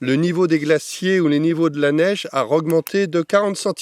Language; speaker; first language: French; native; French